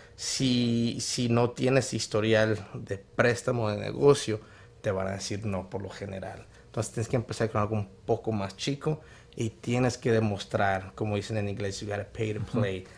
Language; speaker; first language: Spanish; early bilingual, heritage; Spanish